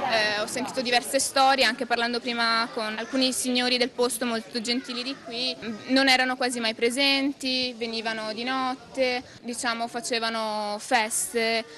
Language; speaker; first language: Italian; native; Italian